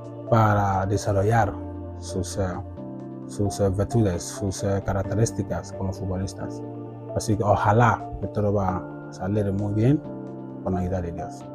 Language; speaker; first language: Spanish; non-native, fluent; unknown